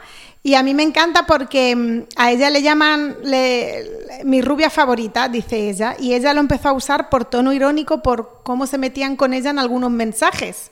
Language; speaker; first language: Spanish; native; Spanish